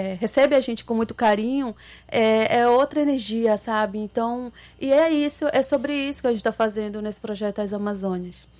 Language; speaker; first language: Portuguese; non-native, local second language; Ticuna